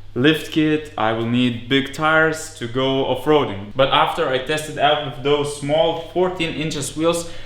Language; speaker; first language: English; non-native, fluent; Lithuanian